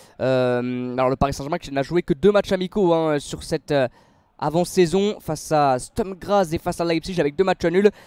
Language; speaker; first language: French; native; French